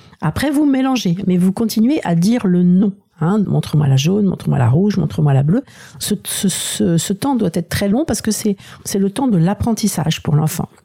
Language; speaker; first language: French; native; French